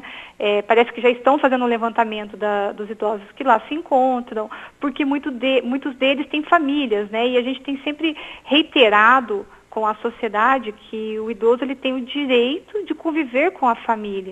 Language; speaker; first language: Portuguese; native; Portuguese